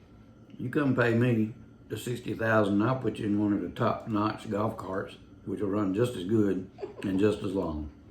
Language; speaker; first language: English; native; English